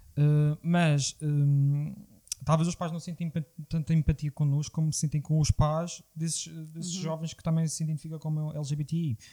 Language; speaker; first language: Portuguese; native; Portuguese